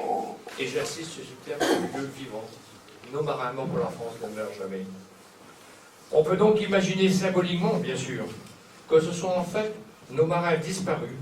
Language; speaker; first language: French; native; French